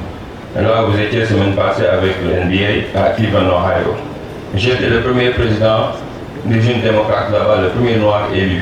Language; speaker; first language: French; non-native, local second language; Wolof